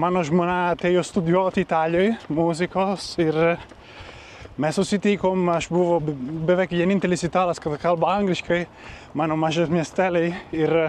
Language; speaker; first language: Lithuanian; non-native, learner; Italian